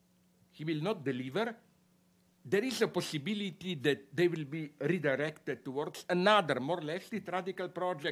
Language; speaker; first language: English; non-native, fluent; Slovenian